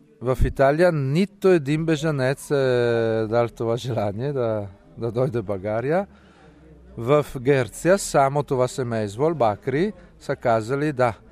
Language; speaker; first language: Bulgarian; non-native, fluent; Italian